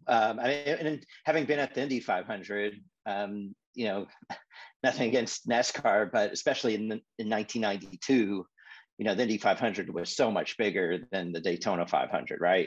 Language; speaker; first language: English; native; English